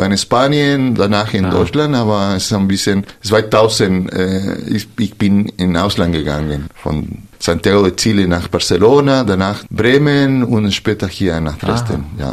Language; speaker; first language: German; non-native, fluent; Spanish